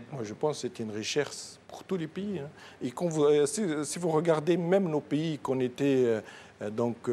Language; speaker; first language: French; non-native, local second language; Arabic